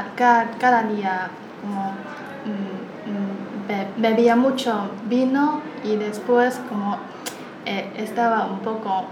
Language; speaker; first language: Spanish; non-native, learner; Chinese